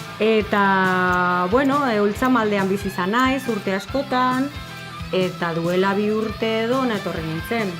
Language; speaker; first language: Basque; non-native, local second language; Spanish